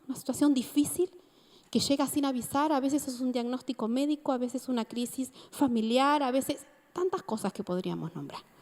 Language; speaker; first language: Spanish; native; Spanish